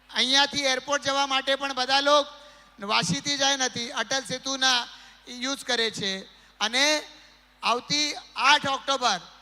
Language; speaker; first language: Gujarati; non-native, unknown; Marathi